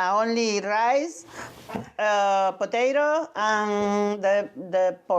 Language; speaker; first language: English; non-native, learner; Spanish